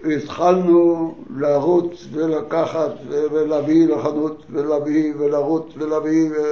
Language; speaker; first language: Hebrew; non-native, fluent; Yiddish